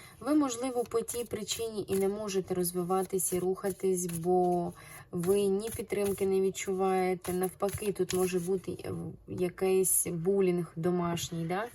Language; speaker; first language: Ukrainian; non-native, local second language; Russian